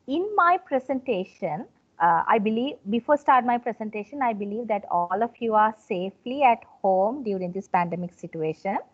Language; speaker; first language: English; non-native, local second language; Sinhala